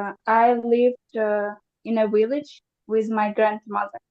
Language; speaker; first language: English; non-native, learner; Ukrainian